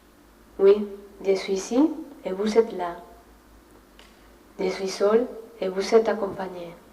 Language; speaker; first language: French; non-native, fluent; Spanish